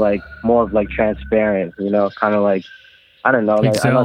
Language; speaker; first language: English; non-native, local second language; Filipino